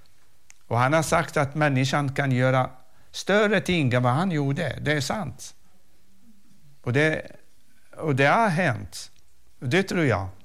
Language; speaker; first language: Swedish; non-native, fluent; Arabic